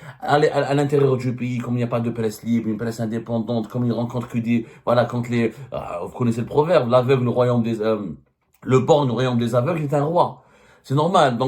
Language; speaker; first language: French; non-native, local second language; Arabic